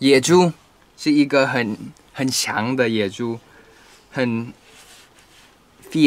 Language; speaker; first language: Chinese; non-native, fluent; Thai